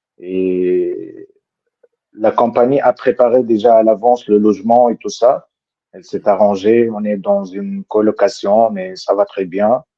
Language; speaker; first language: French; non-native, local second language; Arabic